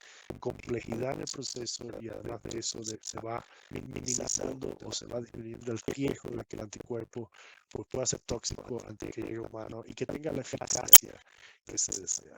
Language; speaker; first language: Spanish; native; Spanish